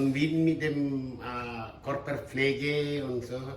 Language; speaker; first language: German; non-native, learner; Indonesian